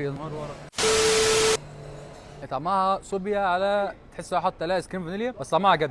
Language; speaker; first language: Arabic; native; Arabic